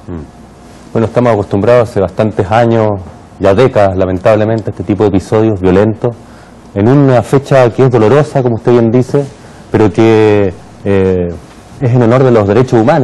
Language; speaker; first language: Spanish; native; Spanish